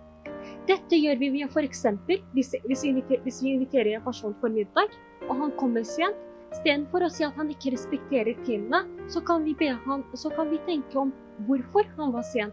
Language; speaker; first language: Norwegian; non-native, fluent; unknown